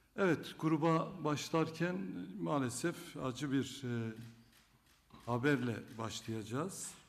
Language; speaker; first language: Turkish; non-native, local second language; Kurdish